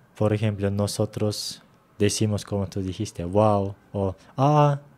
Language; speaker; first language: Spanish; non-native, fluent; Turkish